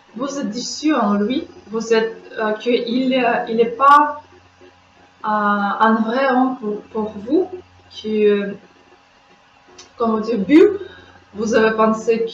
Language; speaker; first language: French; non-native, fluent; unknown